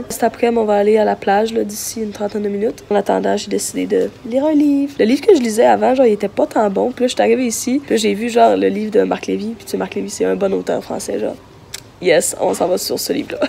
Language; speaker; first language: French; native; French